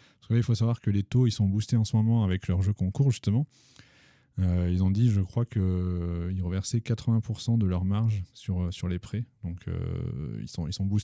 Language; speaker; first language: French; native; French